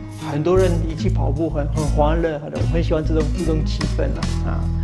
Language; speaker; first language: Chinese; non-native, fluent; French